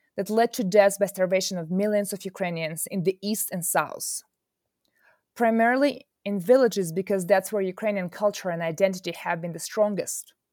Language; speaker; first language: English; non-native, fluent; Ukrainian